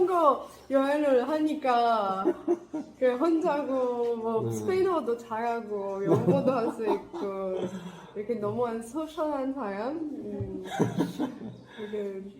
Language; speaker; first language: Korean; non-native, fluent; Arabic